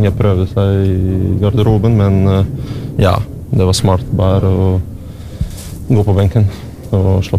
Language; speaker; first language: Norwegian; non-native, learner; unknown